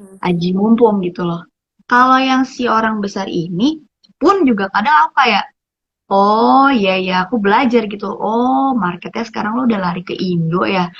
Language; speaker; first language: Indonesian; native; Indonesian